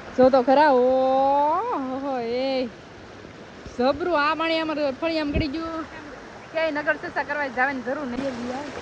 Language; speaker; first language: Gujarati; native; Gujarati